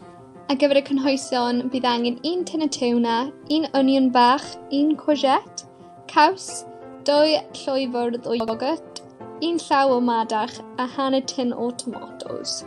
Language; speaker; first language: Welsh; non-native, local second language; English